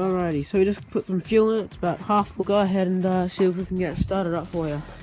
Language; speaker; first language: English; native; English